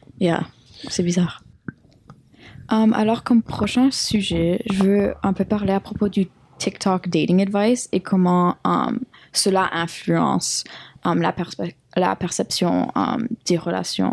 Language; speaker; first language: French; non-native, local second language; English